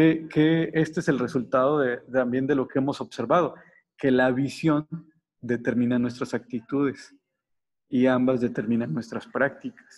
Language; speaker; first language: Spanish; native; Spanish